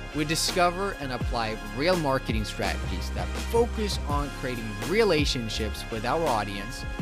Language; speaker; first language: English; non-native, fluent; Swedish